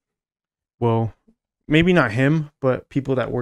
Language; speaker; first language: English; native; English